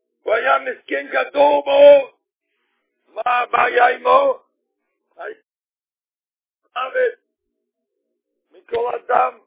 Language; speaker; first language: Hebrew; non-native, fluent; Yiddish